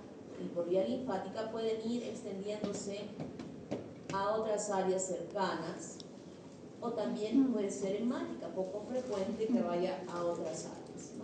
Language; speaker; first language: Spanish; native; Spanish